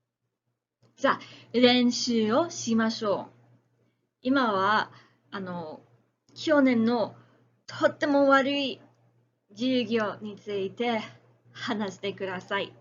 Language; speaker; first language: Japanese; non-native, fluent; English